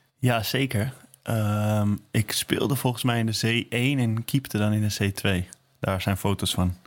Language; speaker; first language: Dutch; native; Dutch